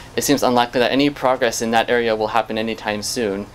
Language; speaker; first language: English; native; English